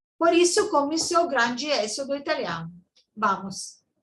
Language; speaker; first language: Portuguese; non-native, learner; Italian